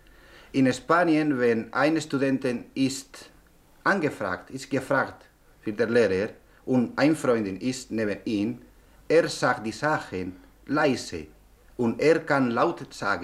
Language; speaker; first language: German; non-native, learner; Spanish